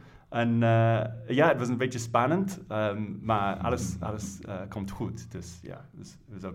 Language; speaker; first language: Dutch; non-native, fluent; English